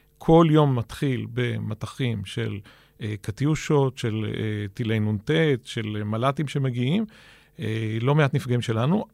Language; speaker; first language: Hebrew; native; Hebrew